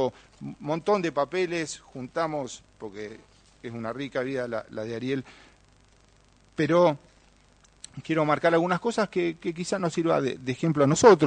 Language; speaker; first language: Spanish; native; Spanish